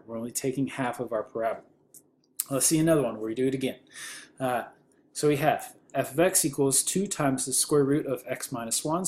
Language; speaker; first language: English; native; English